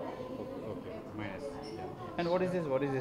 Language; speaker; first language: English; non-native, local second language; Telugu